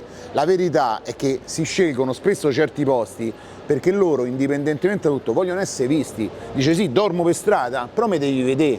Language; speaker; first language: Italian; native; Italian